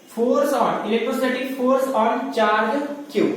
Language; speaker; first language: Hindi; non-native, local second language; Marathi